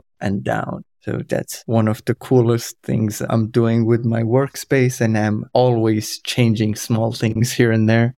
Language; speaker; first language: English; non-native, fluent; Kurdish